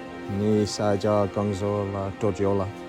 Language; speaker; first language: Chinese; non-native, learner; English